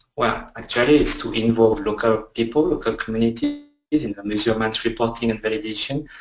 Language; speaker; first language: English; non-native, fluent; French